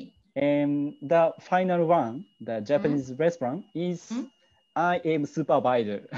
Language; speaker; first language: English; non-native, learner; Japanese